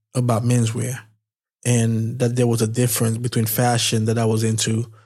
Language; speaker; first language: English; non-native, fluent; Haitian Creole